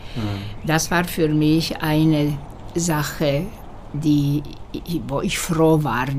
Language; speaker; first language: German; non-native, fluent; Slovak